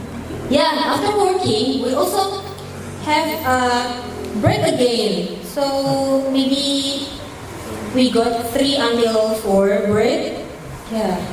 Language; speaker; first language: English; non-native, fluent; Indonesian